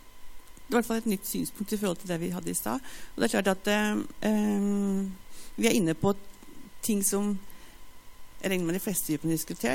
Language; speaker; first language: Norwegian; native; Norwegian